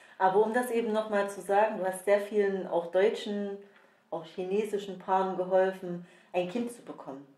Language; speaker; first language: German; native; German